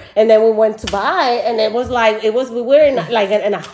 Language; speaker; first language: English; non-native, fluent; Spanish